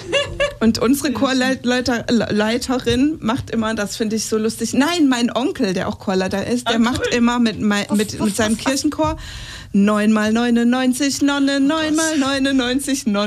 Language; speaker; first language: German; native; German